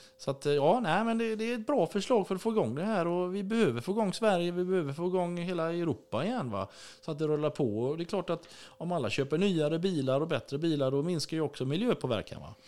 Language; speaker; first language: Swedish; native; Swedish